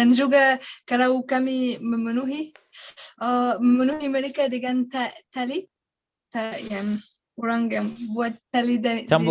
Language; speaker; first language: Indonesian; non-native, learner; Arabic